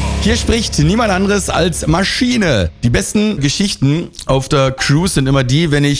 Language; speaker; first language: German; native; German